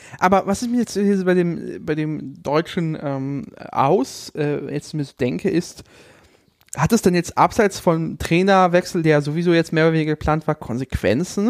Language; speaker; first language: German; native; German